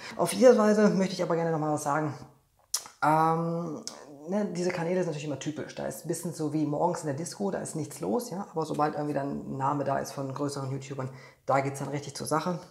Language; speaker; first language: German; non-native, fluent; Polish